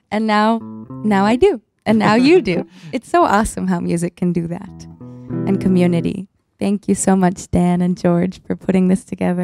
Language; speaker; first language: English; early bilingual, other home language; Spanish